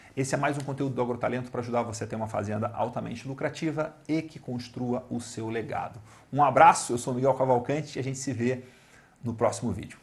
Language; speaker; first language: Portuguese; native; Portuguese